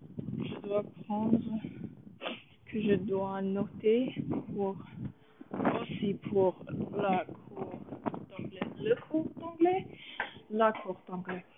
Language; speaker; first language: French; non-native, learner; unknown